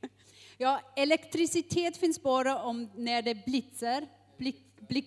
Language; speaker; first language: Swedish; non-native, learner; German